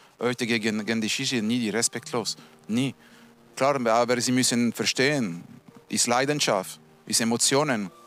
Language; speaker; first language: German; non-native, local second language; Italian